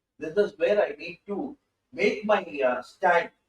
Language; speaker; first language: English; non-native, local second language; Telugu